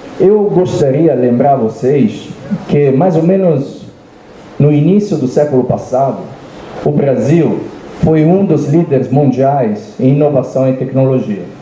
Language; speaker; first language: Portuguese; non-native, fluent; Italian